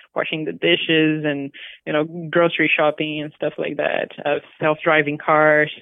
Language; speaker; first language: English; non-native, fluent; Portuguese